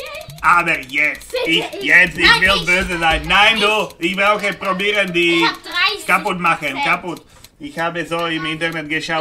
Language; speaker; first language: German; non-native, learner; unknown